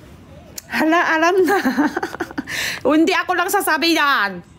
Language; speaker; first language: Filipino; non-native, learner; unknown